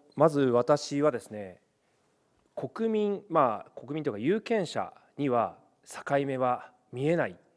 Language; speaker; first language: Japanese; native; Japanese